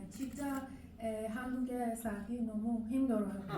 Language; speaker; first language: Korean; non-native, learner; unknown